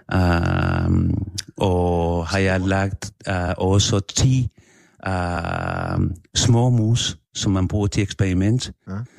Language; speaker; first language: Danish; non-native, fluent; Spanish